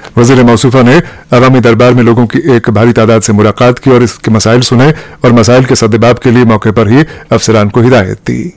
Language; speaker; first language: Urdu; non-native, local second language; Kashmiri